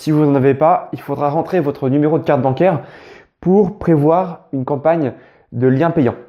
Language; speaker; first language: French; native; French